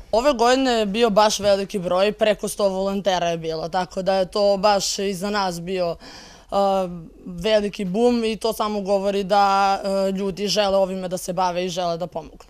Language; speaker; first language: Serbian; native; Serbian